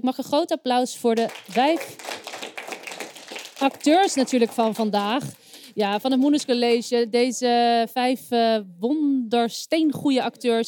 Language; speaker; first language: Dutch; native; Dutch